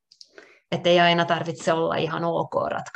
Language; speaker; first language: Finnish; non-native, local second language; Swedish